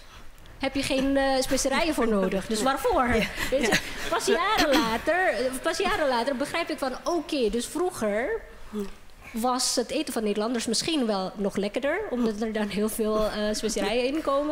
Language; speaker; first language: Dutch; non-native, fluent; Indonesian